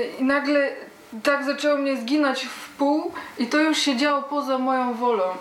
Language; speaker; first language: Polish; early bilingual, heritage; Polish